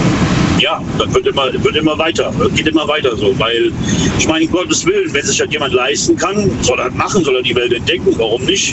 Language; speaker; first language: German; native; German